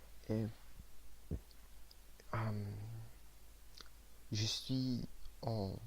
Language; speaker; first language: French; non-native, learner; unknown